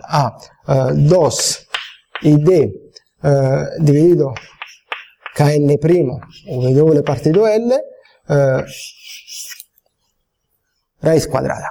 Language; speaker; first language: Spanish; non-native, fluent; Italian